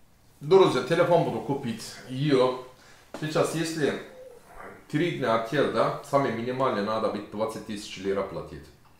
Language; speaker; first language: Russian; non-native, learner; Turkish